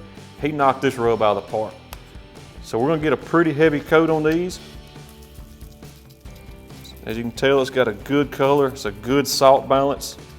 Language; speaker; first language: English; native; English